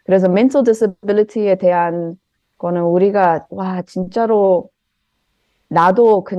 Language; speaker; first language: Korean; early bilingual, heritage; Korean